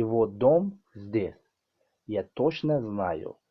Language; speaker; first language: Russian; non-native, learner; Tajik